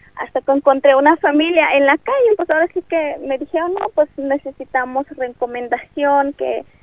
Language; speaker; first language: Spanish; non-native, local second language; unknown